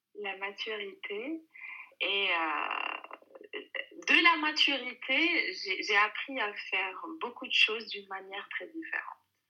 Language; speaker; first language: French; non-native, local second language; Arabic